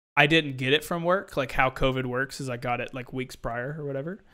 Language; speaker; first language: English; native; English